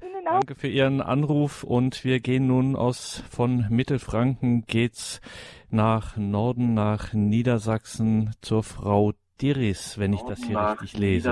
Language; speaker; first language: German; native; German